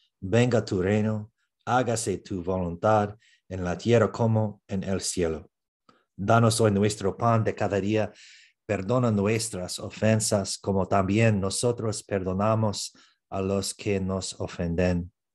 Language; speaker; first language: Spanish; non-native, learner; English